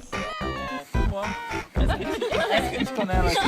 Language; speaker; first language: French; non-native, learner; Portuguese